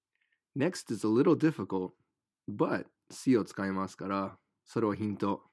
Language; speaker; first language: Japanese; non-native, fluent; English